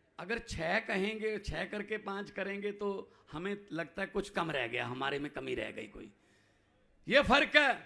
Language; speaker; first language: Hindi; non-native, local second language; Punjabi